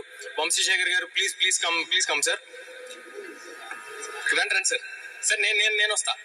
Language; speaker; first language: Telugu; native; Telugu